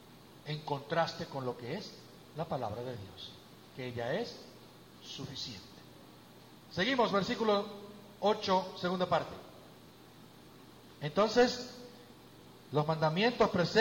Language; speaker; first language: Spanish; native; Spanish